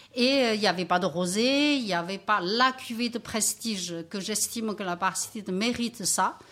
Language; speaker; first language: French; non-native, fluent; Chinese